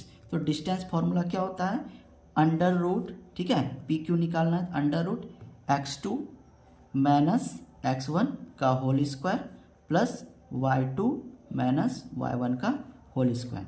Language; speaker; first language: Hindi; native; Hindi